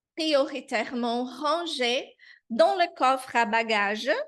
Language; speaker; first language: French; non-native, fluent; Portuguese